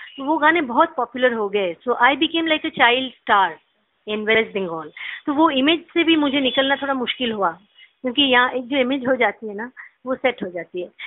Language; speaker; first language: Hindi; non-native, local second language; Bangla